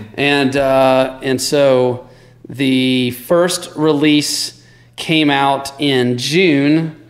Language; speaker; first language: English; native; English